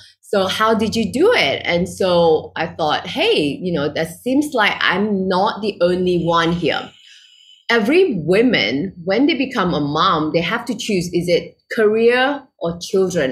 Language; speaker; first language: English; non-native, local second language; Chinese